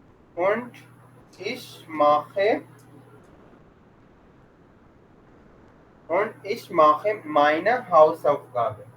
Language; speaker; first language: German; non-native, fluent; Urdu